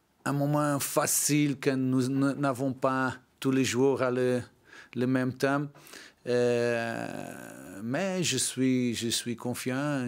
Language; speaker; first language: French; non-native, learner; Portuguese